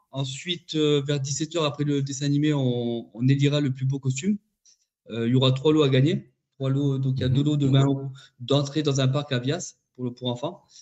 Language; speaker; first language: French; native; French